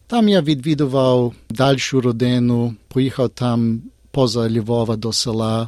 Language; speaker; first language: Ukrainian; early bilingual, heritage; Ukrainian